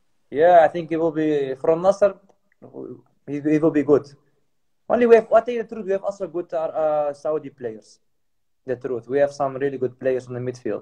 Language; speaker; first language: English; non-native, fluent; Arabic